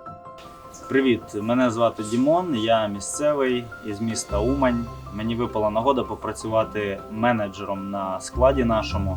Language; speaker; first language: Ukrainian; native; Ukrainian